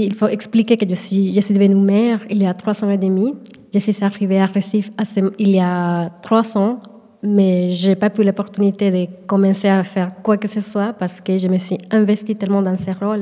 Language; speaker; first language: French; non-native, fluent; Spanish